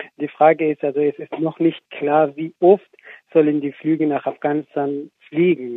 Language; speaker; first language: German; non-native, fluent; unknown